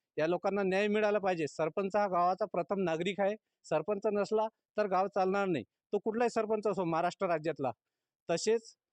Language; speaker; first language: Marathi; native; Marathi